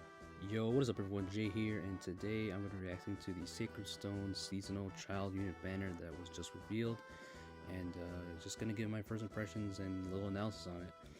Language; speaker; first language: English; native; English